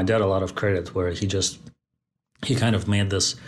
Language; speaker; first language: English; non-native, fluent; Russian